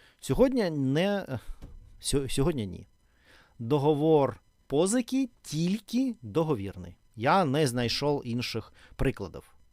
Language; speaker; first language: Ukrainian; non-native, learner; Russian